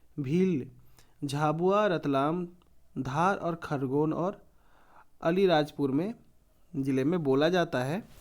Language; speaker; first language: Hindi; native; Hindi